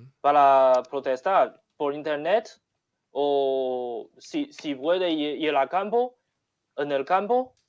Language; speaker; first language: Spanish; non-native, learner; Chinese